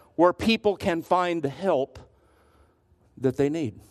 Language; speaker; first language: English; native; English